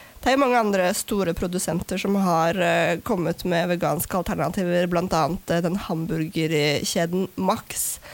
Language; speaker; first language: Norwegian; native; Norwegian